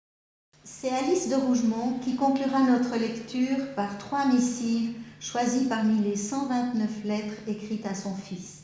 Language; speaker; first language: French; native; French